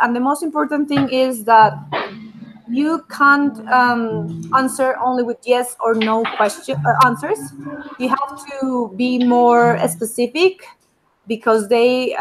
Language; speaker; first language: English; non-native, fluent; Spanish